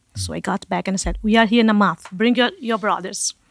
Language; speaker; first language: English; non-native, learner; Portuguese